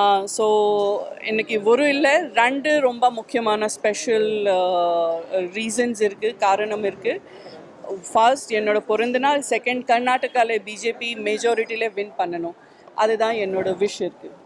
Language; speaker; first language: Tamil; non-native, local second language; Gujarati